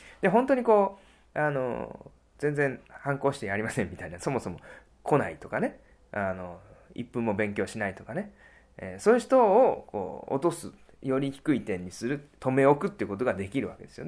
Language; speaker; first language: Japanese; native; Japanese